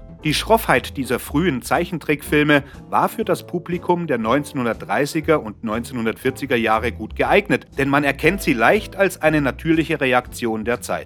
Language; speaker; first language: German; native; German